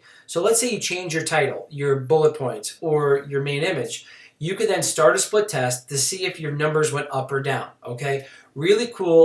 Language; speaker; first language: English; native; English